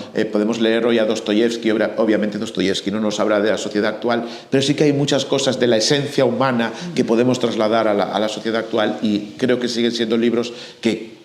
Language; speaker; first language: Spanish; native; Spanish